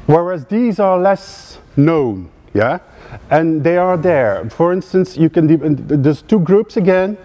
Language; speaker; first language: English; non-native, fluent; Dutch